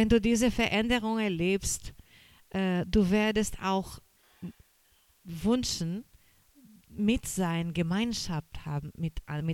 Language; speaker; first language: German; non-native, learner; Portuguese